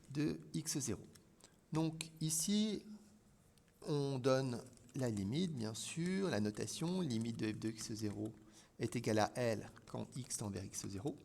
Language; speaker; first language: French; native; French